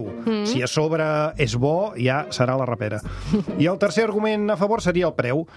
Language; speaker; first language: Catalan; native; Catalan